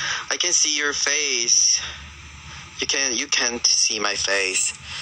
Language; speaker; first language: English; non-native, learner; Korean